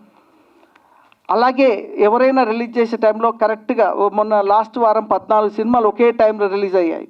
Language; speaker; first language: Telugu; native; Telugu